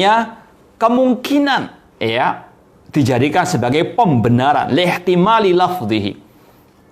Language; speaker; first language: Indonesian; native; Indonesian